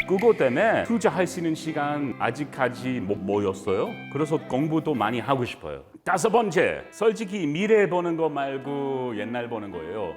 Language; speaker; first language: Korean; non-native, learner; English